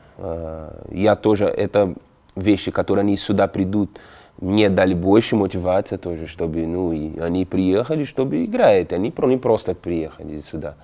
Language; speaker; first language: Russian; non-native, fluent; Portuguese